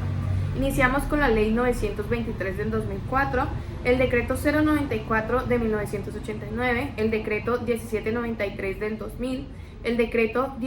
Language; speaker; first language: Spanish; native; Spanish